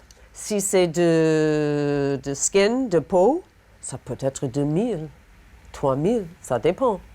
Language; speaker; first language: French; non-native, fluent; English